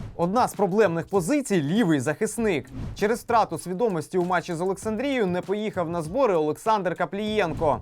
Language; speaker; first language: Ukrainian; native; Ukrainian